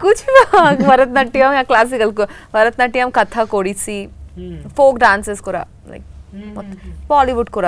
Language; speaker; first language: Telugu; non-native, learner; Bangla